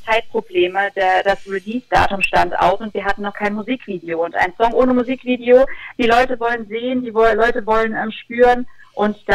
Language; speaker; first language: German; native; German